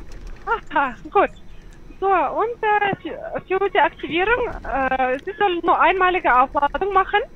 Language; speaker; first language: German; non-native, learner; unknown